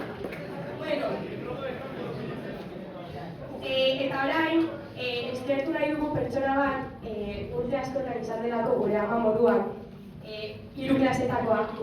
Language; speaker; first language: Basque; non-native, local second language; Spanish